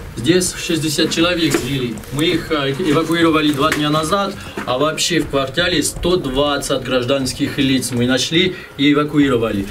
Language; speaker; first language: Russian; non-native, fluent; French